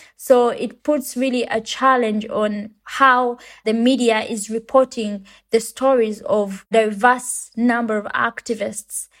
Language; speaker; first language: English; non-native, local second language; Ganda